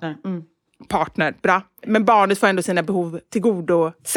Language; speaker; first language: Swedish; native; Swedish